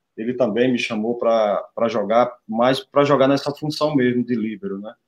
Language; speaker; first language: Portuguese; native; Portuguese